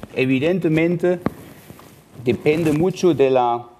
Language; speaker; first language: Spanish; non-native, fluent; German